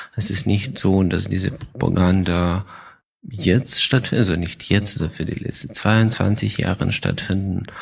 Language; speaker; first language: German; non-native, fluent; Ukrainian